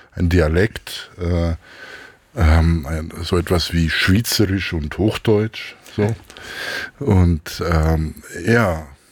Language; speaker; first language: German; non-native, fluent; Greek